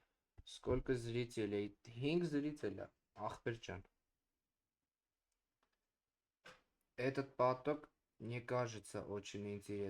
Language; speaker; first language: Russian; non-native, learner; Armenian